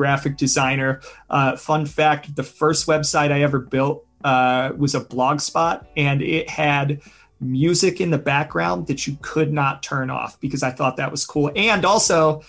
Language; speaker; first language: English; native; English